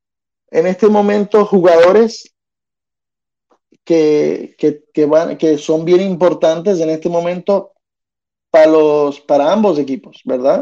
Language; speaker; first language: Spanish; early bilingual, heritage; Spanish